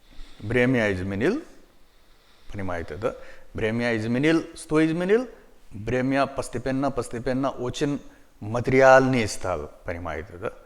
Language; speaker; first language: Russian; non-native, learner; Hindi